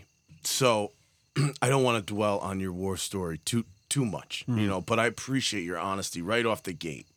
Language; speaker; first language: English; native; English